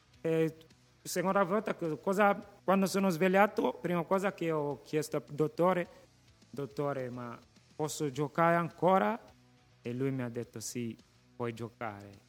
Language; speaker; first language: Italian; non-native, local second language; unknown